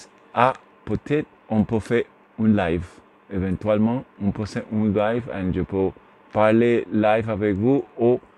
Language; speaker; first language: French; non-native, learner; Spanish